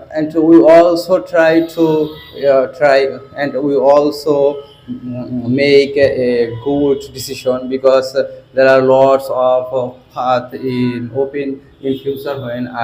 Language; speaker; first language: English; non-native, learner; Bangla